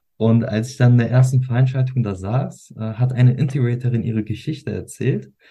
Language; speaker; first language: German; early bilingual, other home language; Turkish